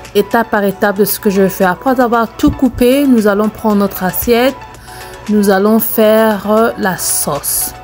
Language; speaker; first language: French; non-native, local second language; Lingala